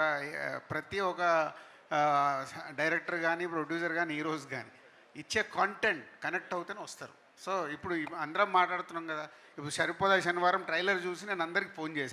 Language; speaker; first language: Telugu; native; Telugu